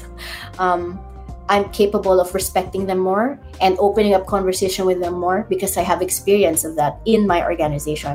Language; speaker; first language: English; non-native, local second language; Iloko